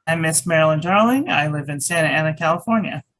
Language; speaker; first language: English; native; English